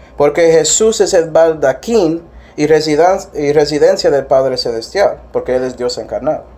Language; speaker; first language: Spanish; non-native, fluent; English